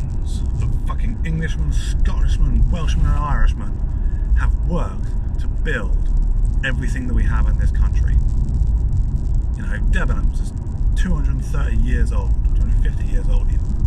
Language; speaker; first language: English; native; English